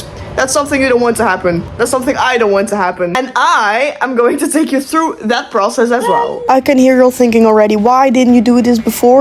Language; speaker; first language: English; non-native, fluent; Dutch